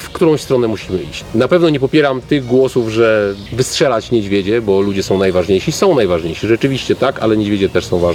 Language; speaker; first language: Polish; native; Polish